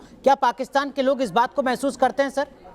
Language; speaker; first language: Hindi; native; Hindi